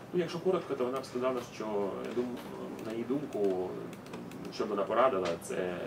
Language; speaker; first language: Ukrainian; native; Ukrainian